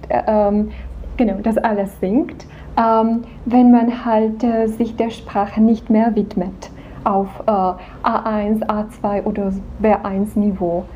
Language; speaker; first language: German; non-native, fluent; Czech